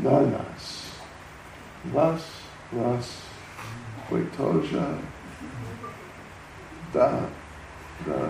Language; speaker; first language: Russian; non-native, learner; English